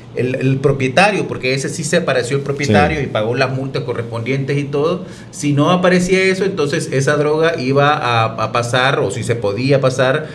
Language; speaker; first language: Spanish; native; Spanish